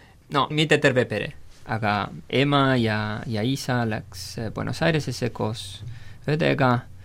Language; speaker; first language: Estonian; non-native, fluent; Spanish